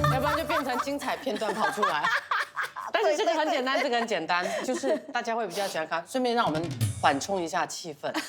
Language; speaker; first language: Chinese; native; Chinese